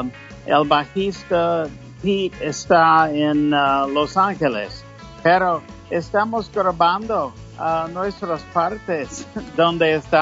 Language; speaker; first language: Spanish; non-native, fluent; English